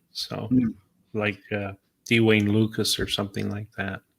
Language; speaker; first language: English; native; English